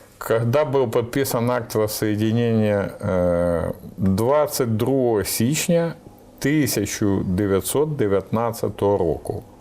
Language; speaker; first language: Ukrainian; native; Ukrainian